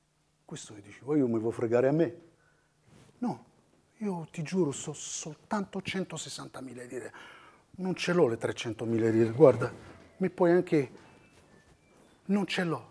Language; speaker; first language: Italian; non-native, fluent; Riffian